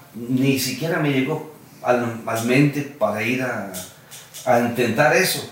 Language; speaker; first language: Spanish; early bilingual, heritage; Spanish